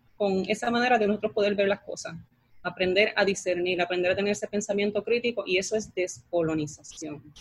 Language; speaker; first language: Spanish; native; Spanish